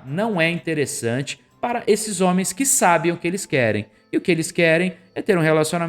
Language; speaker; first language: Portuguese; native; Portuguese